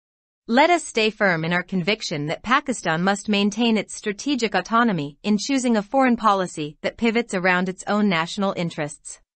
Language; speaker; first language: English; non-native, local second language; Urdu